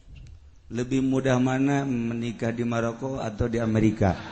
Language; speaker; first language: Indonesian; non-native, local second language; Sundanese